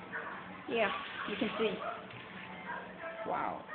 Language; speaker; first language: English; non-native, learner; Vietnamese